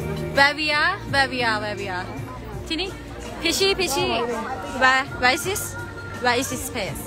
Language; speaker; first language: English; non-native, learner; Thai